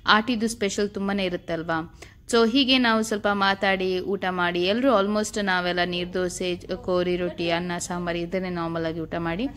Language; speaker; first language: Kannada; non-native, local second language; Konkani